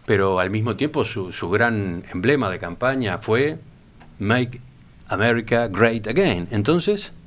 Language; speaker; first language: Spanish; native; Spanish